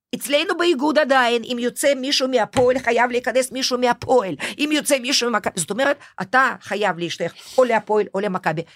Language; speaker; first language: Hebrew; non-native, fluent; Russian